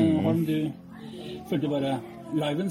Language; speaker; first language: Norwegian; native; Norwegian